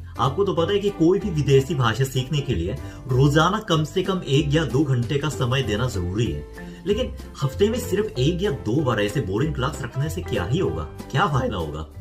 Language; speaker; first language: Hindi; non-native, fluent; Korean